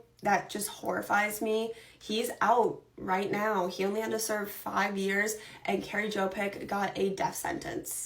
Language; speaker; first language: English; native; English